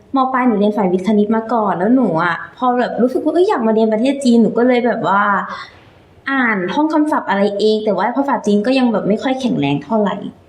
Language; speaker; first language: Thai; native; Thai